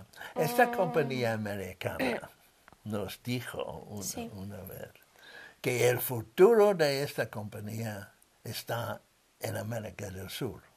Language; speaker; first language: Spanish; non-native, fluent; English